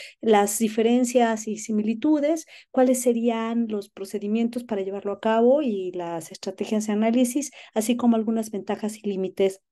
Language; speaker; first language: Spanish; native; Spanish